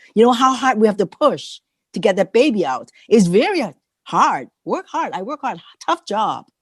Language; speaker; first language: English; non-native, local second language; Cantonese